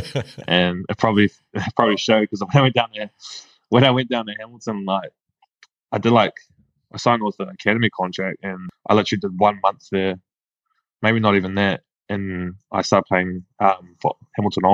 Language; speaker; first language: English; native; English